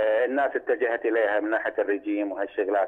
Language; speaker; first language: Arabic; native; Arabic